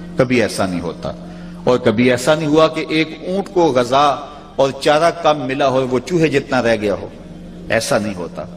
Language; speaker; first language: Urdu; non-native, local second language; Punjabi